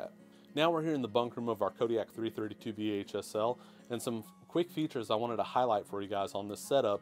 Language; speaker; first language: English; native; English